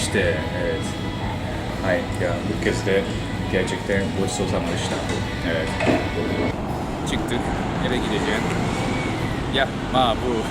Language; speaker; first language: Turkish; non-native, fluent; Japanese